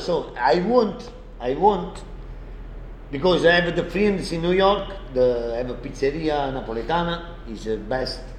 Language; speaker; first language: English; non-native, learner; Italian